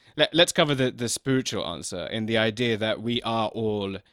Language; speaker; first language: English; native; English